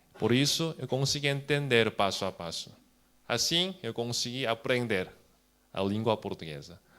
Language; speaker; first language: Portuguese; non-native, fluent; Korean